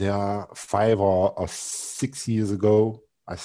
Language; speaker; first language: English; non-native, learner; French